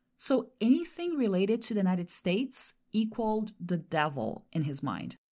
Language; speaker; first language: English; non-native, fluent; Portuguese